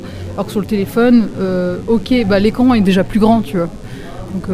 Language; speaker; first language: French; native; French